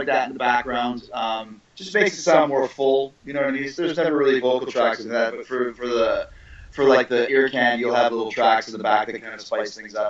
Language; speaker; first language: English; native; English